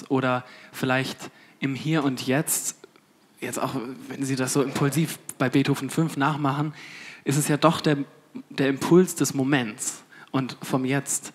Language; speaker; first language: German; native; German